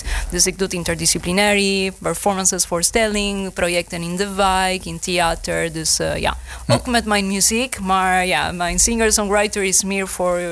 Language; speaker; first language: Dutch; non-native, learner; Spanish